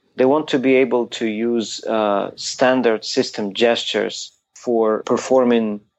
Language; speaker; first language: English; non-native, fluent; Ukrainian